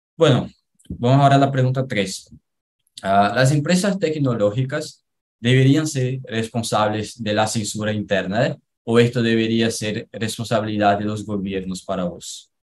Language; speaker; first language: Spanish; non-native, learner; Portuguese